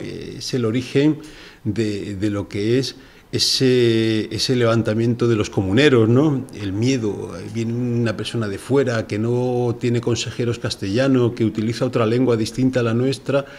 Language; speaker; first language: Spanish; native; Spanish